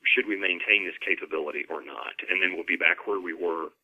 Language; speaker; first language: English; native; English